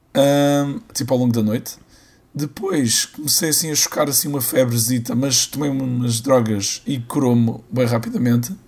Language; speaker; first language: Portuguese; native; Portuguese